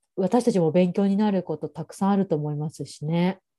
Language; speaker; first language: Japanese; native; Japanese